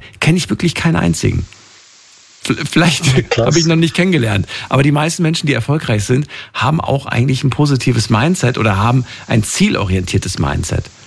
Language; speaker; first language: German; native; German